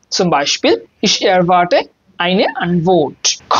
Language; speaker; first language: German; non-native, learner; Bangla